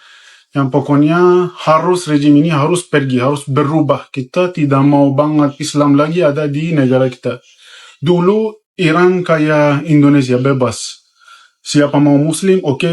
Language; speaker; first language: Indonesian; non-native, fluent; Persian